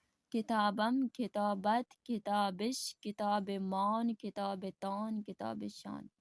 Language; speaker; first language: Persian; non-native, fluent; Urdu